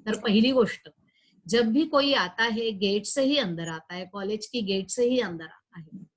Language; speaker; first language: Hindi; non-native, local second language; Marathi